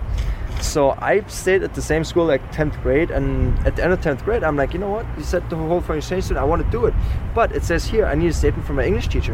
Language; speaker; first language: English; non-native, fluent; German